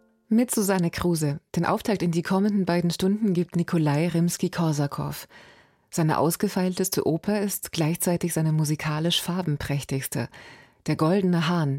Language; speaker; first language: German; native; German